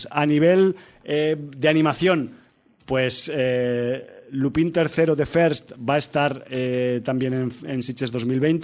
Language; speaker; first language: Spanish; native; Spanish